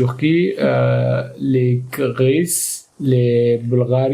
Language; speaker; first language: French; non-native, learner; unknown